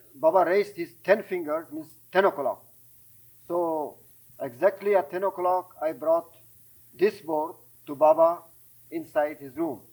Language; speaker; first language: English; non-native, fluent; Persian